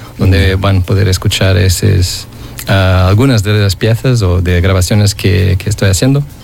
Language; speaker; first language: Spanish; non-native, fluent; Portuguese